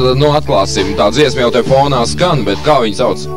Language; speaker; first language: Latvian; native; Latvian